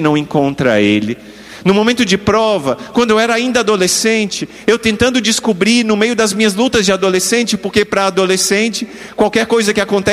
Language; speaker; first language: Portuguese; native; Portuguese